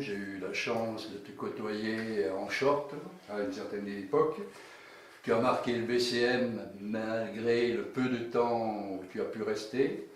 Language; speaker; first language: French; native; French